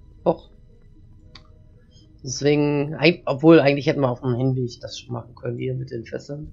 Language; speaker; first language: German; native; German